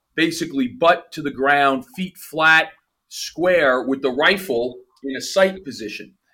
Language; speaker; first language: English; native; English